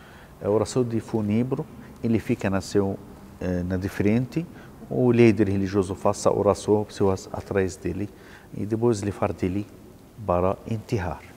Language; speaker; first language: Portuguese; non-native, learner; Arabic